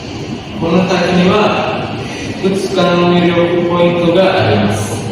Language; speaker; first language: Japanese; non-native, learner; Indonesian